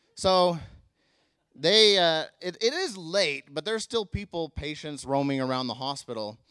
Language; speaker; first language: English; native; English